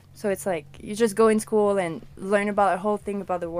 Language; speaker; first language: English; non-native, fluent; French